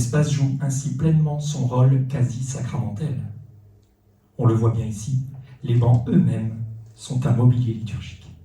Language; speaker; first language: French; native; French